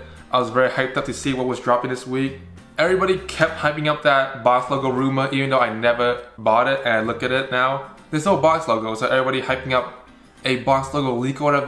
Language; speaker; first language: English; native; English